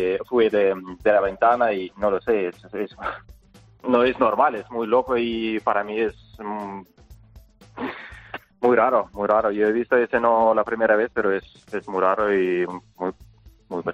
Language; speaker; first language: Spanish; non-native, learner; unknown